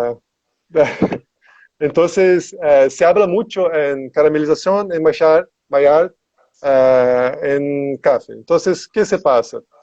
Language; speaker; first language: Spanish; non-native, learner; Portuguese